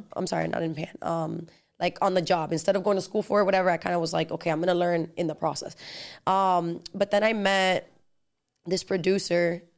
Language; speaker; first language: English; early bilingual, other home language; Spanish